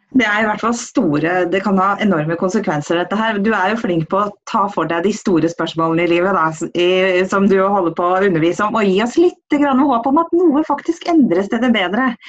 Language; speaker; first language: Norwegian; native; Norwegian